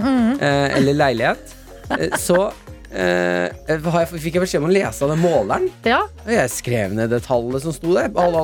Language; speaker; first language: Norwegian; native; Norwegian